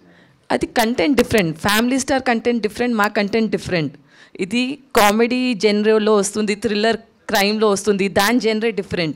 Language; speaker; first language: Telugu; non-native, local second language; Hindi